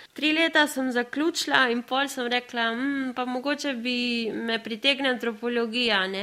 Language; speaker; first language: Slovenian; early bilingual, other home language; Spanish